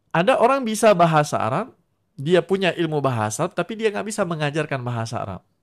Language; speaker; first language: Indonesian; non-native, local second language; Achinese